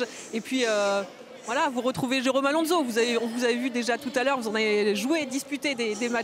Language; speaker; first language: French; native; French